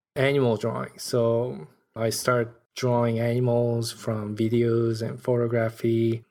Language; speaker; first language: English; non-native, fluent; Korean